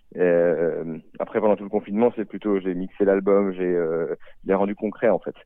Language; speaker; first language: French; native; French